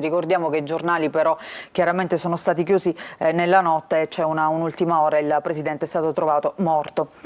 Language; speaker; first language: Italian; native; Italian